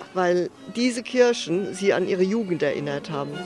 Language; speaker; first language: German; native; German